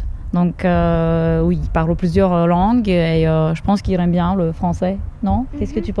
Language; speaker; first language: French; non-native, fluent; Slovak